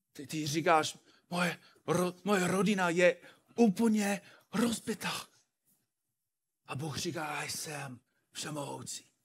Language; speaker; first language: Czech; non-native, fluent; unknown